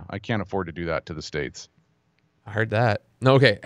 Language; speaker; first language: English; native; English